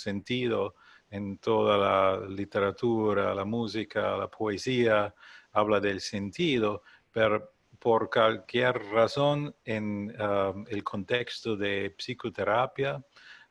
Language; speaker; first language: Spanish; non-native, learner; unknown